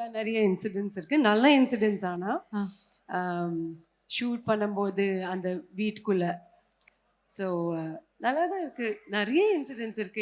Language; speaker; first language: Tamil; non-native, fluent; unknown